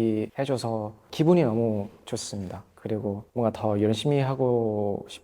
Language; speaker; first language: Korean; non-native, fluent; Thai